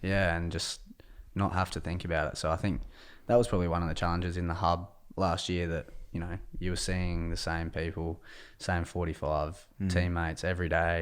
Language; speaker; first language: English; native; English